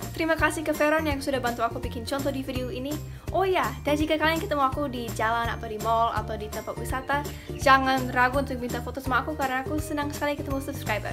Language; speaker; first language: Indonesian; non-native, fluent; English